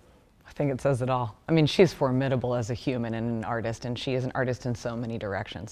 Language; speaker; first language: English; native; English